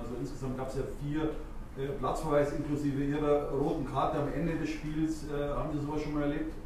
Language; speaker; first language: German; native; German